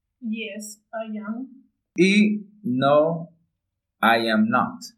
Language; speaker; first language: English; non-native, fluent; Spanish